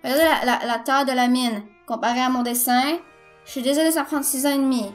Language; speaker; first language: French; native; French